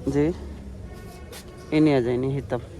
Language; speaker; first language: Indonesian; non-native, learner; Urdu